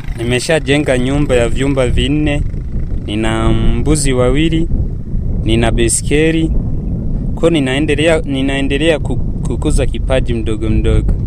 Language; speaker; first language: Swahili; non-native, local second language; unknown